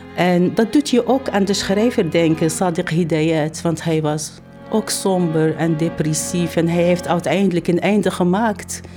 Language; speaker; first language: Dutch; non-native, fluent; Arabic